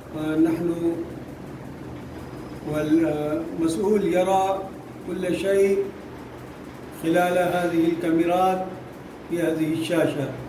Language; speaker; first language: Arabic; non-native, fluent; Urdu